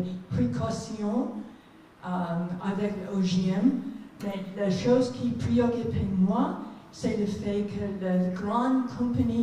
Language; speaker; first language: French; non-native, fluent; English